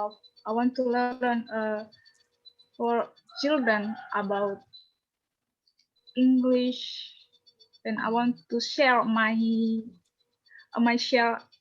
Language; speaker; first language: English; non-native, learner; Indonesian